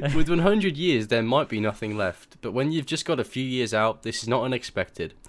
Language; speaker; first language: English; native; English